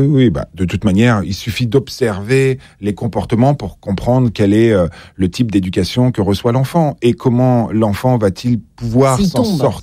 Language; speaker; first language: French; native; French